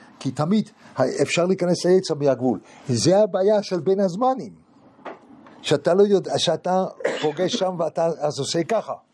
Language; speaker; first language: Hebrew; non-native, fluent; English